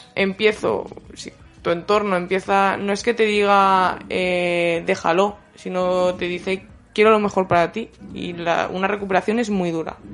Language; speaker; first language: Spanish; native; Spanish